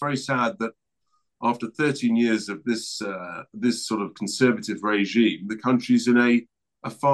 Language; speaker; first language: English; native; English